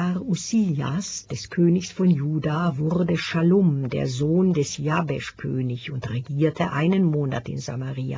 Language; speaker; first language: German; native; German